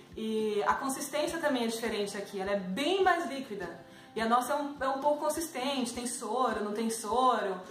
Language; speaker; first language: Portuguese; native; Portuguese